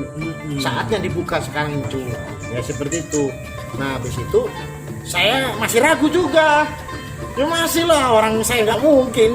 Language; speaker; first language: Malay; non-native, local second language; Javanese